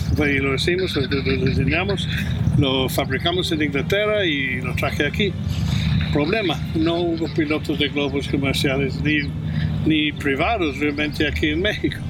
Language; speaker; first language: Spanish; non-native, fluent; English